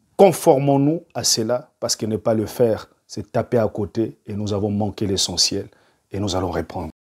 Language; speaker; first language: French; non-native, local second language; Lingala